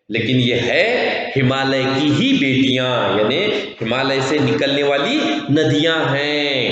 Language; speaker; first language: Hindi; non-native, local second language; Kannada